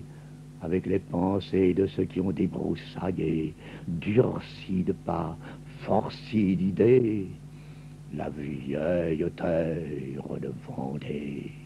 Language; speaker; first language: French; native; French